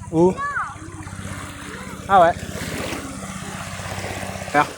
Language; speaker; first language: French; native; French